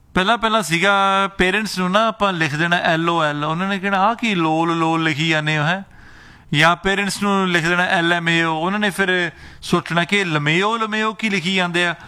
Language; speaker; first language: Punjabi; early bilingual, heritage; Punjabi